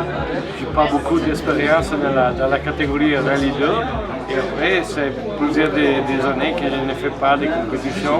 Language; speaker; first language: French; non-native, fluent; Italian